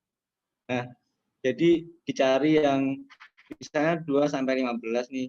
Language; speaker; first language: Indonesian; native; Indonesian